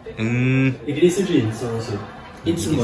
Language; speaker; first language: Japanese; non-native, learner; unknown